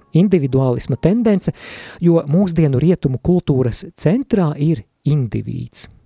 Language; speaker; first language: Latvian; native; Latvian